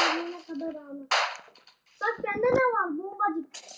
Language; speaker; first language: Turkish; early bilingual, heritage; Turkish